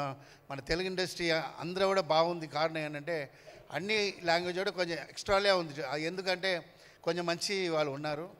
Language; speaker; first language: Telugu; non-native, learner; Kannada